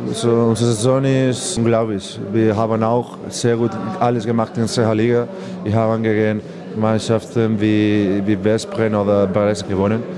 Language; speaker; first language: German; non-native, learner; Spanish